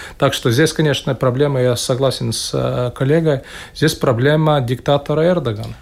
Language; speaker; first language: Russian; non-native, local second language; Latvian